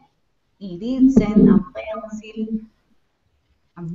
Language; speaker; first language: English; non-native, learner; Spanish